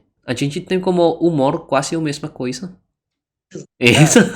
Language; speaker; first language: Portuguese; non-native, learner; Indonesian